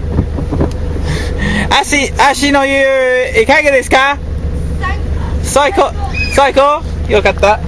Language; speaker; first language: Japanese; non-native, learner; English